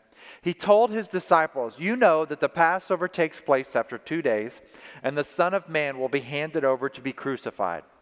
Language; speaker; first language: English; native; English